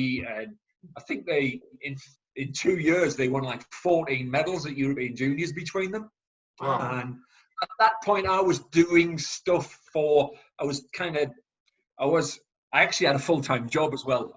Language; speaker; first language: English; native; English